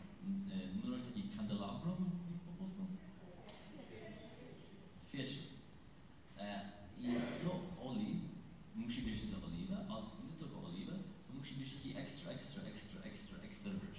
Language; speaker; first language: Polish; non-native, learner; English